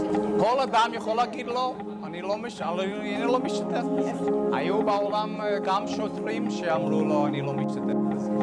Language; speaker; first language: Hebrew; non-native, fluent; English